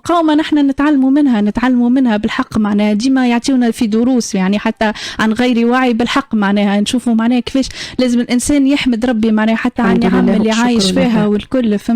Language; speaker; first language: Arabic; native; Arabic